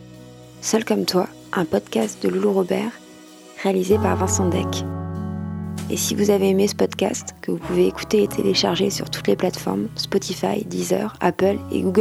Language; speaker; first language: French; native; French